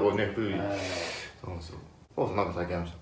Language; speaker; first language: Japanese; native; Japanese